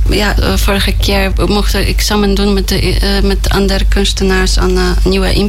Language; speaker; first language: Dutch; non-native, learner; Polish